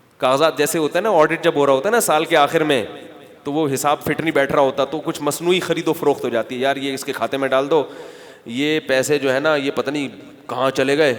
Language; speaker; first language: Urdu; native; Urdu